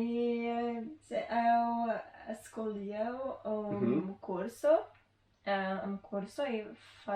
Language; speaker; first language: Portuguese; non-native, learner; Polish